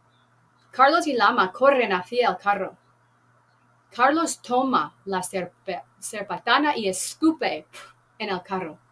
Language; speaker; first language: Spanish; non-native, fluent; English